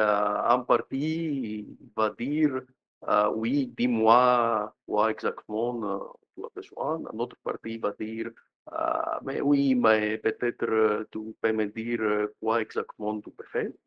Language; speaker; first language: French; non-native, fluent; Greek